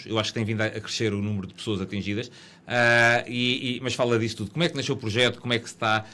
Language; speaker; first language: Portuguese; native; Portuguese